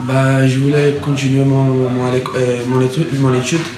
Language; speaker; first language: French; non-native, fluent; Arabic